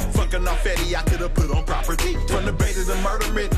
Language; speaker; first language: English; native; English